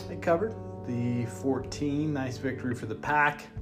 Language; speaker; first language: English; native; English